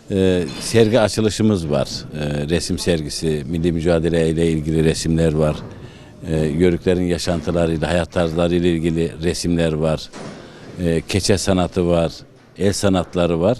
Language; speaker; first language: Turkish; native; Turkish